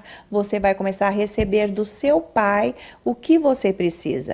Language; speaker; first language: Portuguese; native; Portuguese